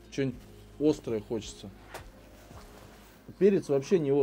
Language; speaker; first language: Russian; native; Russian